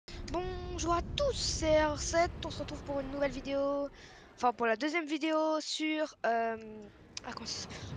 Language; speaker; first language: French; native; French